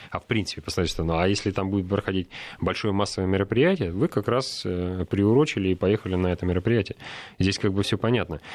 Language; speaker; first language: Russian; native; Russian